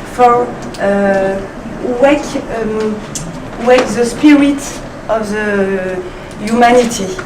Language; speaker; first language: English; non-native, learner; French